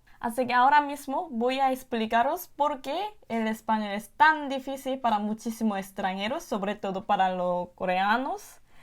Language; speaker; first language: Spanish; non-native, fluent; Korean